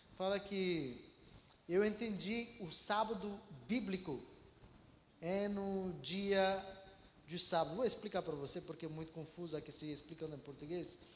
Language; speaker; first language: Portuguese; non-native, fluent; Malayalam